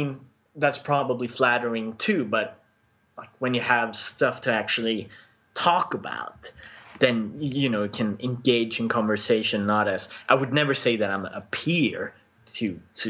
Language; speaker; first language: English; non-native, fluent; Swedish